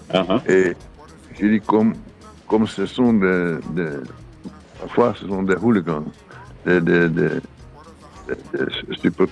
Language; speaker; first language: French; non-native, fluent; Dutch